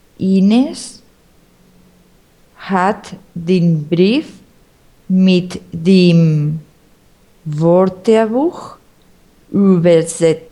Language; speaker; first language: German; non-native, learner; Spanish